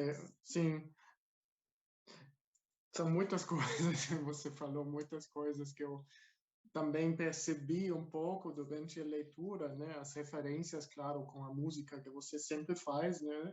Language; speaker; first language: Portuguese; non-native, fluent; German